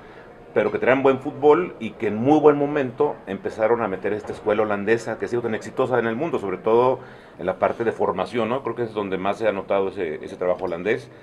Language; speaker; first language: Spanish; native; Spanish